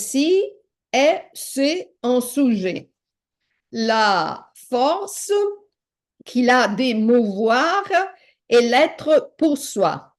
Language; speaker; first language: French; non-native, fluent; Italian